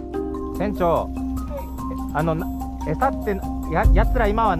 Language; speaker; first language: Japanese; native; Japanese